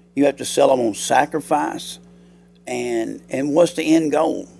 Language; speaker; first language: English; native; English